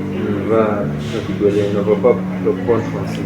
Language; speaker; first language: French; non-native, fluent; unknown